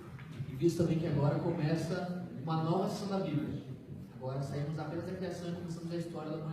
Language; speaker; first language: Portuguese; native; Portuguese